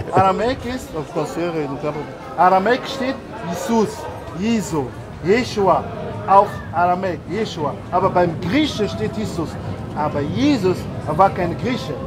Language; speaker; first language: German; non-native, learner; Arabic